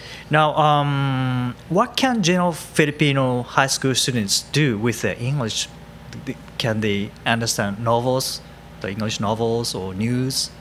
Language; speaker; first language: English; non-native, fluent; Japanese